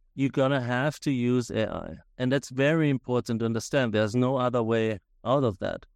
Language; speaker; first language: English; non-native, fluent; German